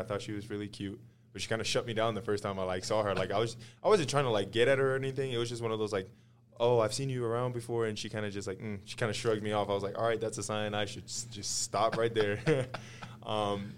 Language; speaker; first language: English; native; English